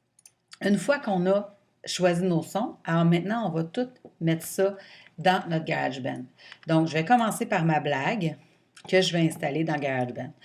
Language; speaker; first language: French; native; French